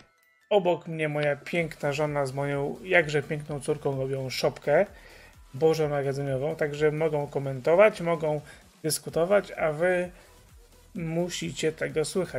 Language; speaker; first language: Polish; native; Polish